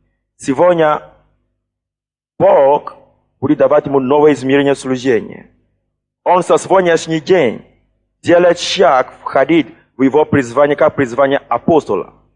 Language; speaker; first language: Russian; non-native, fluent; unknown